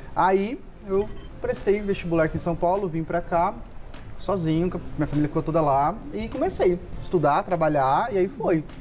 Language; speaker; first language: Portuguese; native; Portuguese